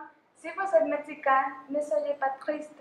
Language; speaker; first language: French; non-native, fluent; Spanish